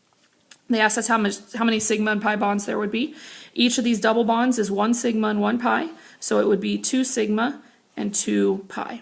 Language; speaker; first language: English; native; English